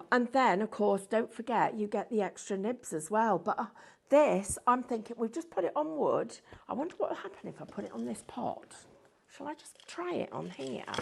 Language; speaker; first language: English; native; English